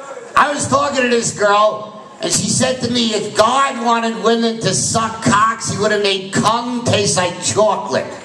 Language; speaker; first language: English; native; English